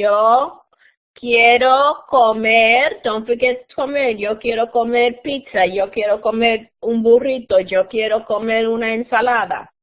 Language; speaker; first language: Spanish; non-native, fluent; English